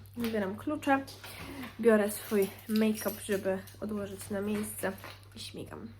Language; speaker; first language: Polish; early bilingual, heritage; Polish